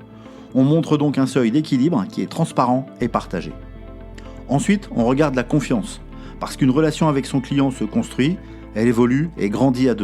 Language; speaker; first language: French; native; French